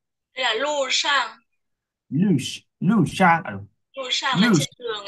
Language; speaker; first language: Chinese; non-native, fluent; Vietnamese